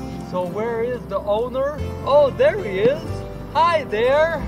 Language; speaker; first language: English; non-native, fluent; French